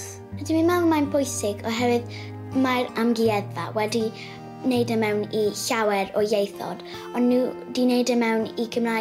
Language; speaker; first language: Welsh; non-native, local second language; English